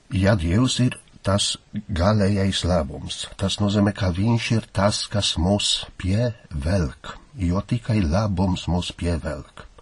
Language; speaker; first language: Latvian; non-native, fluent; Polish